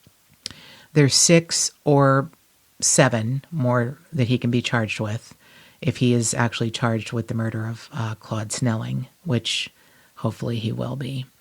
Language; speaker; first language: English; native; English